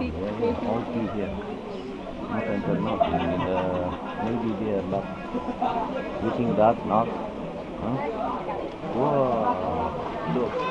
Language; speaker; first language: English; non-native, learner; Romanian